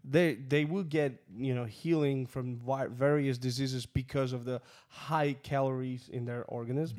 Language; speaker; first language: English; non-native, fluent; Russian